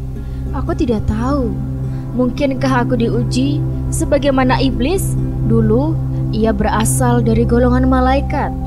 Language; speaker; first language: Indonesian; native; Indonesian